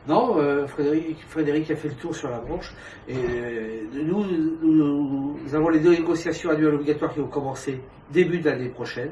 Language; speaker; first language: French; native; French